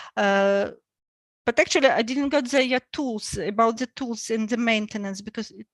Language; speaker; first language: English; non-native, fluent; Ukrainian